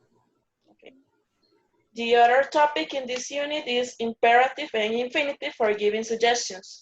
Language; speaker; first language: English; non-native, learner; Spanish